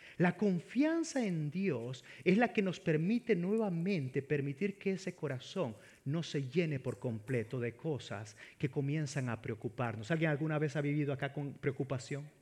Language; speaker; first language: Spanish; native; Spanish